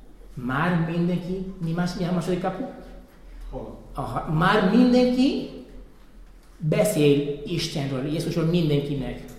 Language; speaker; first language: Hungarian; non-native, fluent; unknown